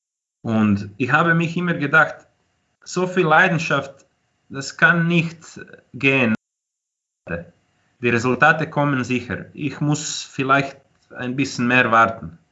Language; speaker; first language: German; non-native, fluent; Croatian